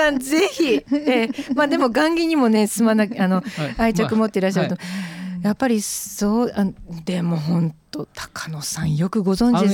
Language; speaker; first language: Japanese; native; Japanese